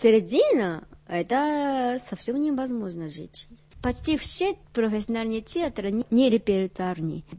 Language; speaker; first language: Russian; non-native, learner; Japanese